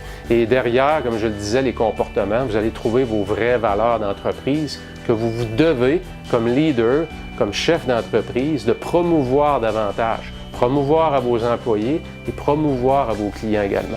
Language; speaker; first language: French; native; French